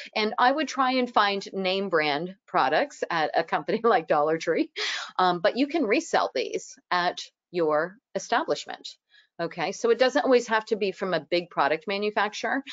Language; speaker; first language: English; native; English